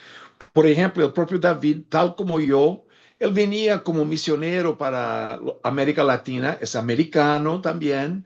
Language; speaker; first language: Spanish; non-native, fluent; English